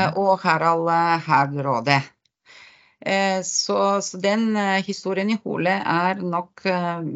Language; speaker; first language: Norwegian; non-native, fluent; Bulgarian